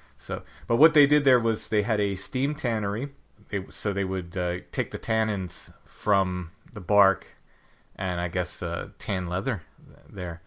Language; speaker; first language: English; native; English